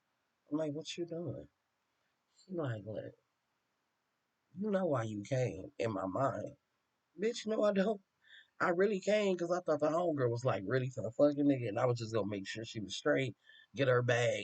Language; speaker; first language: English; native; English